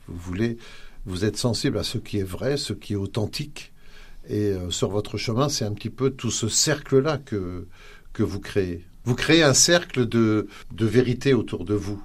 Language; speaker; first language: French; native; French